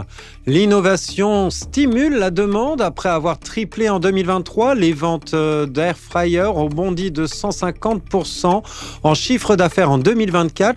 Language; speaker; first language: French; native; French